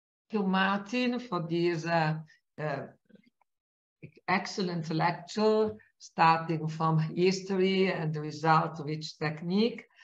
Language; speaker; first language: English; non-native, fluent; Italian